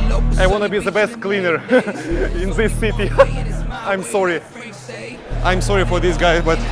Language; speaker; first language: English; non-native, learner; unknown